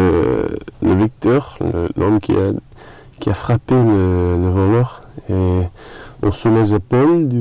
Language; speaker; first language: French; non-native, learner; English